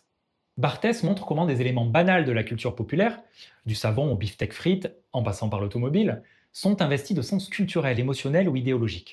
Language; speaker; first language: French; native; French